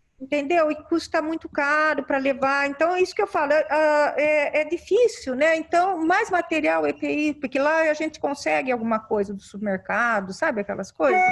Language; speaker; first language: Portuguese; native; Portuguese